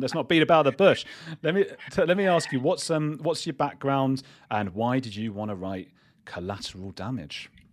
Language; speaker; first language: English; native; English